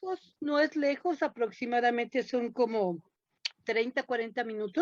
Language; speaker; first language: Spanish; native; Spanish